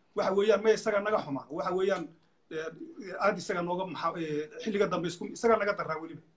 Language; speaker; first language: Somali; native; Somali